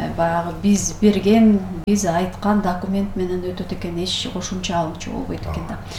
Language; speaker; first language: Kyrgyz; native; Kyrgyz